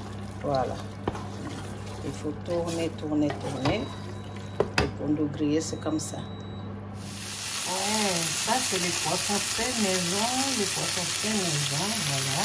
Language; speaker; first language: French; non-native, local second language; Lingala